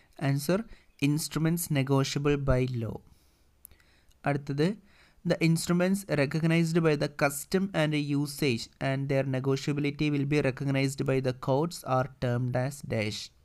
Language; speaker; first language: English; non-native, local second language; Malayalam